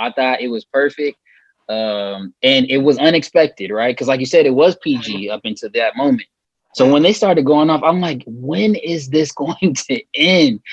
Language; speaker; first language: English; native; English